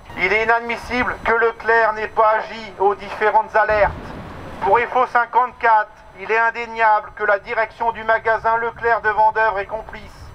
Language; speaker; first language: French; native; French